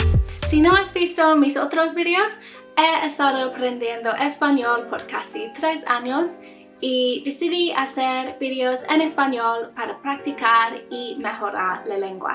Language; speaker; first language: Spanish; non-native, learner; English